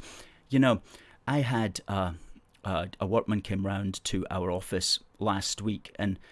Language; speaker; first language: English; native; English